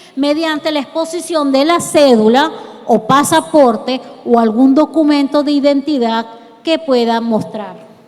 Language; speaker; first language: Spanish; native; Spanish